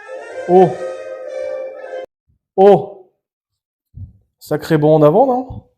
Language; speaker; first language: French; native; French